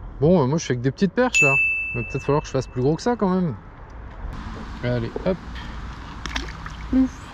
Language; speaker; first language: French; native; French